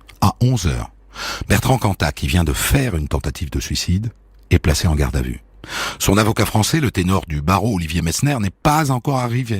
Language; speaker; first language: French; native; French